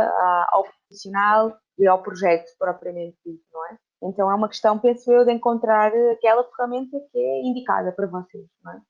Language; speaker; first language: Portuguese; native; Portuguese